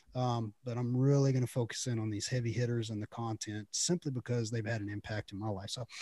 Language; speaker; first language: English; native; English